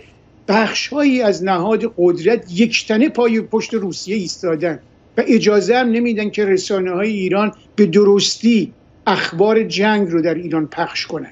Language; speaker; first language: Persian; native; Persian